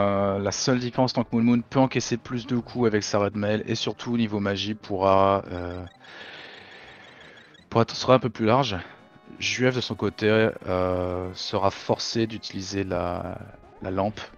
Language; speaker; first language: French; native; French